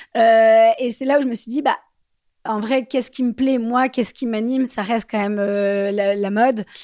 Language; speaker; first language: French; native; French